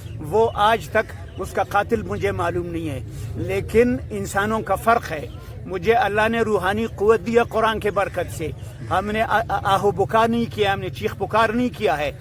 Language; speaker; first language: Urdu; non-native, local second language; Pashto